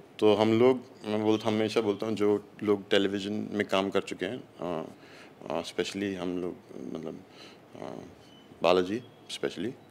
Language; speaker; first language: Hindi; native; Hindi